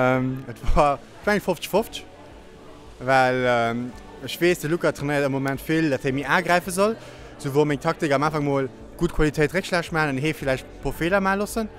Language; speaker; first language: German; non-native, local second language; Luxembourgish